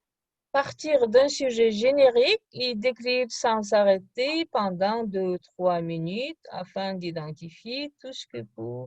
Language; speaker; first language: French; non-native, fluent; Kazakh